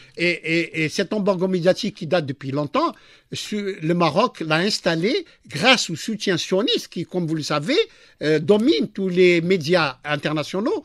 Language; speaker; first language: French; non-native, local second language; Arabic